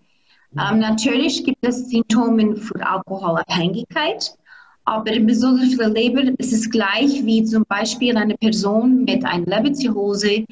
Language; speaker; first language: German; non-native, fluent; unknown